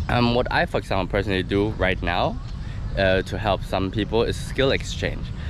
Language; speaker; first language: English; non-native, fluent; German